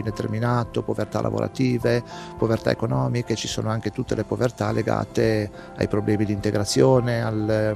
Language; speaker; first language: Italian; native; Italian